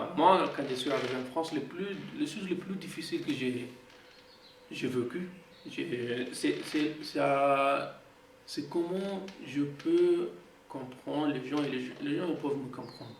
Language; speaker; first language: French; non-native, fluent; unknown